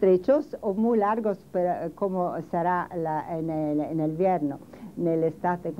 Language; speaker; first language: Spanish; non-native, learner; Italian